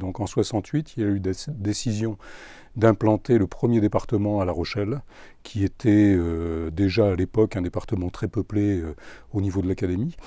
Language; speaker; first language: French; native; French